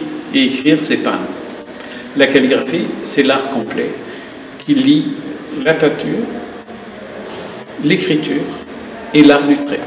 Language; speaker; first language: French; non-native, local second language; Arabic